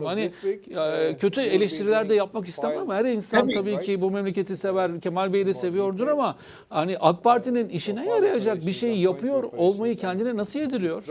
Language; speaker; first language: Turkish; native; Turkish